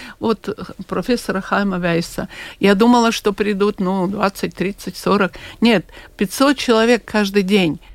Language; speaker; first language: Russian; non-native, local second language; Latvian